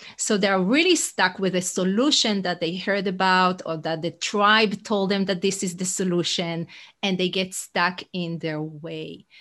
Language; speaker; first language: English; non-native, fluent; Hebrew